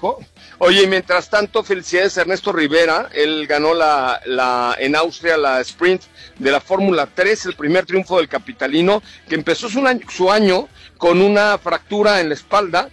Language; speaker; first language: Spanish; native; Spanish